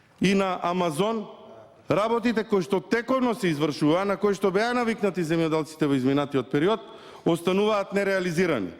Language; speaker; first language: Macedonian; native; Macedonian